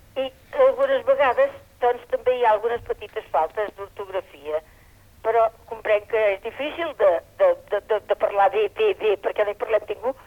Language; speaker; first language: Catalan; native; Catalan